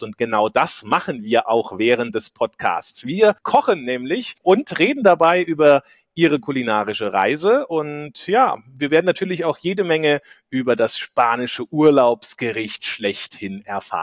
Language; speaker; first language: German; native; German